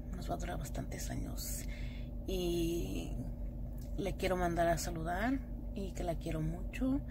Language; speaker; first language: Spanish; early bilingual, heritage; Spanish